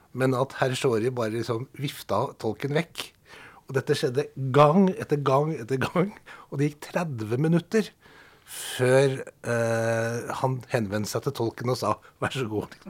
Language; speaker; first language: Norwegian; native; Norwegian